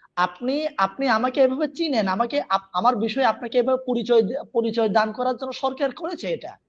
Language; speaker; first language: Bangla; non-native, local second language; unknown